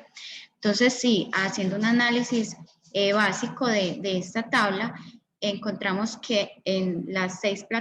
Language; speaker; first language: Spanish; native; Spanish